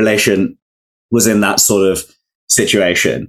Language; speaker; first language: English; native; English